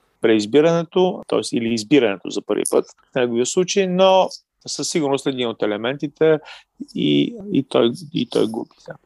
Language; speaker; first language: Bulgarian; native; Bulgarian